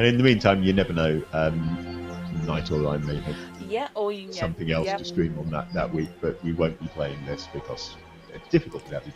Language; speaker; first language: English; native; English